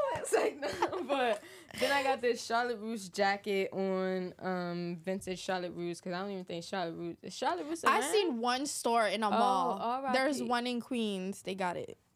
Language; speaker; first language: English; native; English